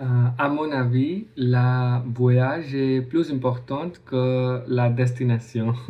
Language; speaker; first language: French; non-native, learner; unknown